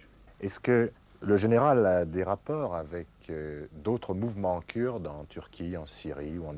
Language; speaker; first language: French; native; French